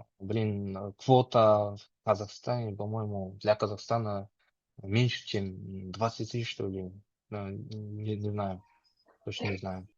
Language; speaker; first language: Russian; non-native, local second language; Kazakh